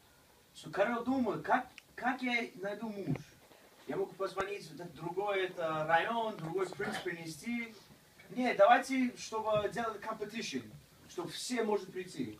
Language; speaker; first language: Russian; early bilingual, heritage; Russian